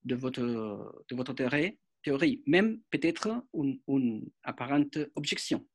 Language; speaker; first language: French; non-native, fluent; Spanish